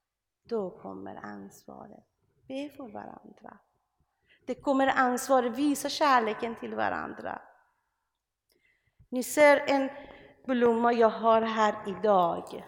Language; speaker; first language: Swedish; non-native, learner; Persian